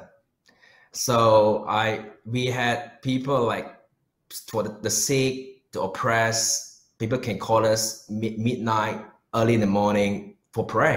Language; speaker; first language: English; non-native, local second language; Chinese